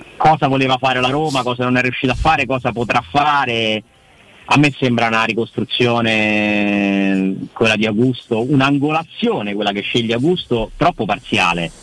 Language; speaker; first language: Italian; native; Italian